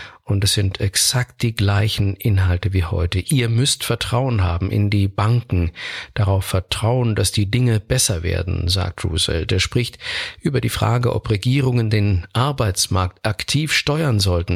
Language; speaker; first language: German; native; German